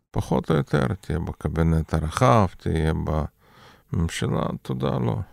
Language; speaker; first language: Hebrew; non-native, fluent; Russian